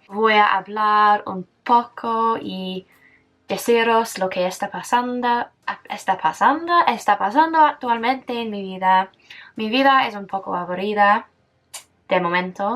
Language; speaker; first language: Spanish; non-native, fluent; English